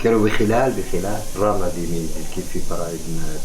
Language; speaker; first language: Spanish; non-native, learner; Arabic